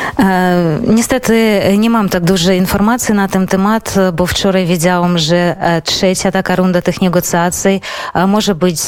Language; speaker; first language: Polish; non-native, fluent; Belarusian